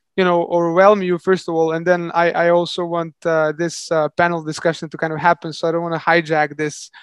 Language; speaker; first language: English; non-native, fluent; Serbian